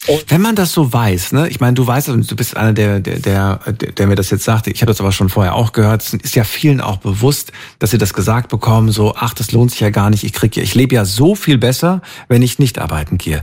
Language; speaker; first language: German; native; German